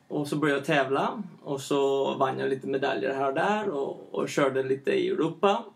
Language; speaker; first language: Swedish; early bilingual, heritage; Swedish